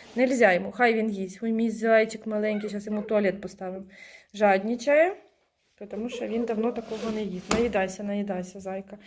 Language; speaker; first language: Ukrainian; native; Ukrainian